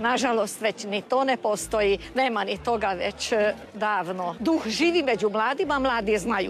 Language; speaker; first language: Croatian; early bilingual, heritage; Croatian